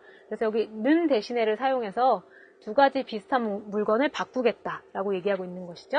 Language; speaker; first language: Korean; native; Korean